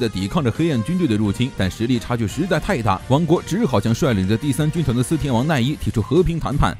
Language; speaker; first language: Chinese; native; Chinese